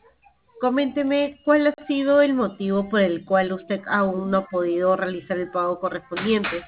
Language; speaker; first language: Spanish; native; Spanish